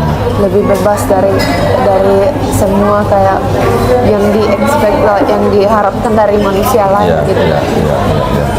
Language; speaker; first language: Indonesian; non-native, fluent; Finnish